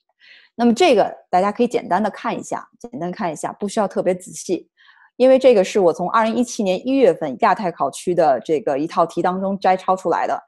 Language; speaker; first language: Chinese; native; Chinese